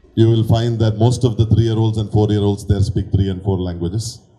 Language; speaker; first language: English; non-native, local second language; Tamil